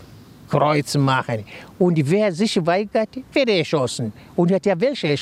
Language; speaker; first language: German; non-native, fluent; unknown